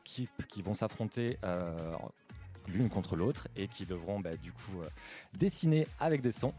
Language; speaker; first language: French; native; French